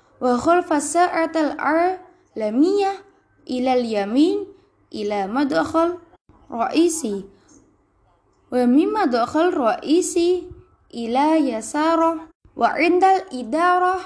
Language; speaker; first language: Arabic; non-native, learner; Indonesian